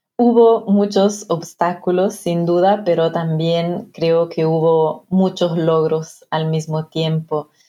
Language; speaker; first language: Spanish; non-native, fluent; Italian